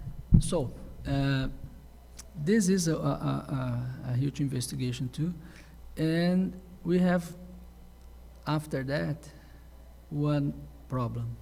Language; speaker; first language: English; non-native, learner; Portuguese